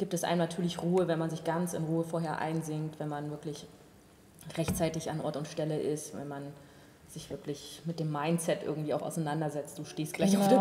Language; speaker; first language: German; native; German